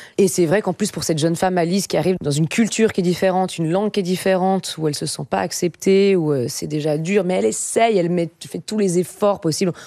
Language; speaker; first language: French; native; French